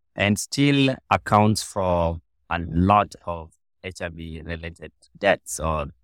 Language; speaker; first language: English; non-native, local second language; Luo (Kenya and Tanzania)